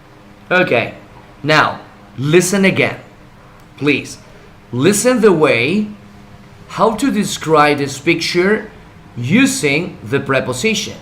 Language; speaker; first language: English; non-native, fluent; Spanish